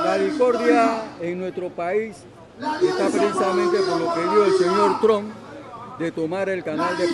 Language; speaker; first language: Spanish; native; Spanish